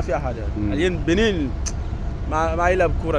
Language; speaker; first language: Arabic; non-native, learner; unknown